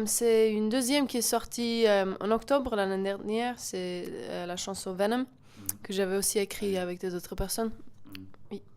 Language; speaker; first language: French; non-native, local second language; German